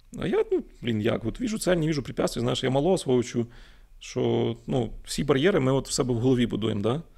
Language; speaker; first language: Ukrainian; native; Ukrainian